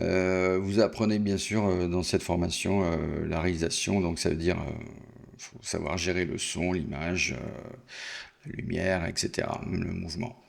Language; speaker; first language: French; native; French